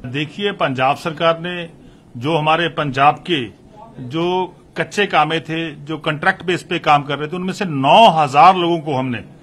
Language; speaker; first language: Hindi; non-native, local second language; Punjabi